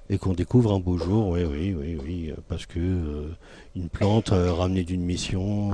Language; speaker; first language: French; native; French